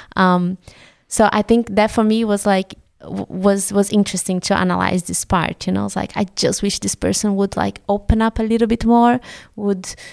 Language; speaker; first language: English; non-native, fluent; Portuguese